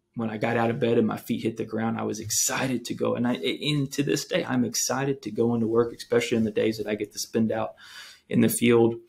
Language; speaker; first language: English; native; English